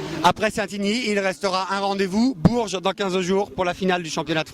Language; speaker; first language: French; native; French